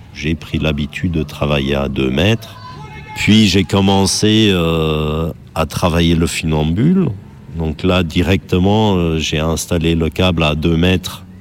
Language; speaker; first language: French; non-native, fluent; German